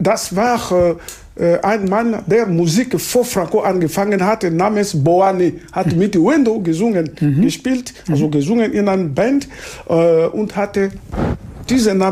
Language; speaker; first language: German; non-native, fluent; Lingala